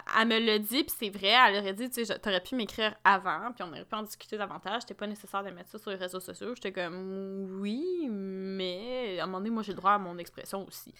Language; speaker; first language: French; native; French